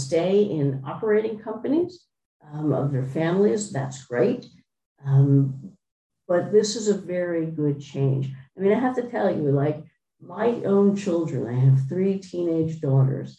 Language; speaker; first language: English; native; English